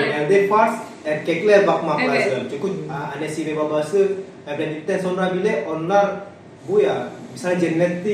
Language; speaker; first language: Turkish; non-native, learner; Indonesian